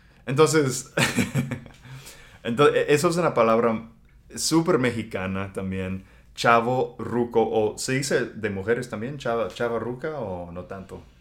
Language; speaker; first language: Spanish; non-native, fluent; English